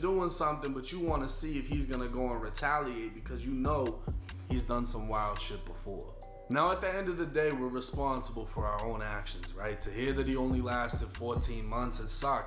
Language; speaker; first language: English; native; English